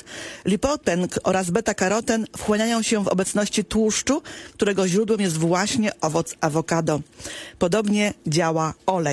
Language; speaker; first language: Polish; native; Polish